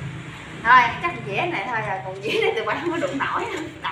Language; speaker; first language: Vietnamese; native; Vietnamese